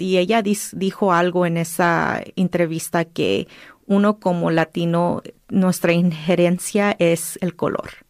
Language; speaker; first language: Spanish; early bilingual, heritage; Spanish